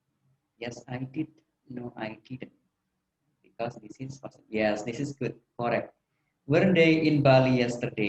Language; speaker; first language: English; non-native, fluent; Indonesian